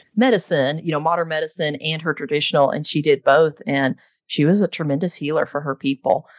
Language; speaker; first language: English; native; English